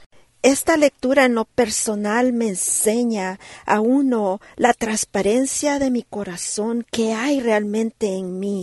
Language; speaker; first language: Spanish; native; Spanish